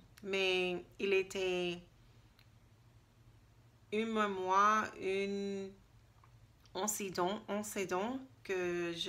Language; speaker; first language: French; non-native, learner; English